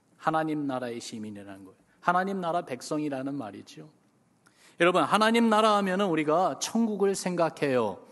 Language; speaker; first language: Korean; early bilingual, other home language; English